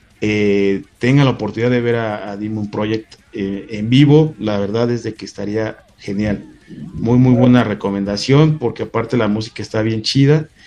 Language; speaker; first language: Spanish; native; Spanish